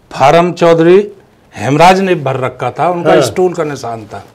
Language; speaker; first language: Hindi; native; Hindi